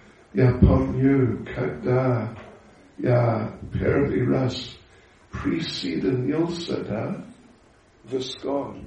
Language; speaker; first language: Russian; non-native, learner; English